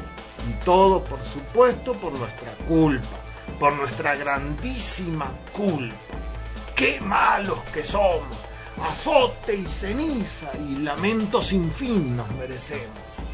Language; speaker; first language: Spanish; native; Spanish